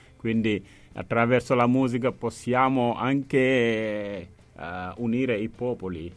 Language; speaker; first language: Italian; non-native, fluent; Wolof